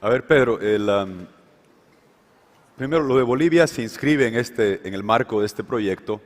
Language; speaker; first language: Spanish; native; Spanish